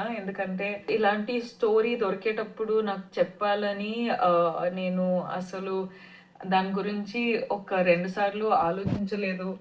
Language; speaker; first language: Telugu; non-native, fluent; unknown